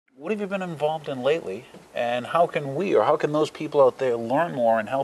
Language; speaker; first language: English; native; English